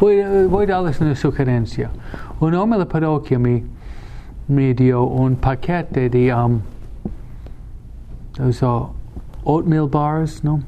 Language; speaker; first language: Spanish; non-native, fluent; English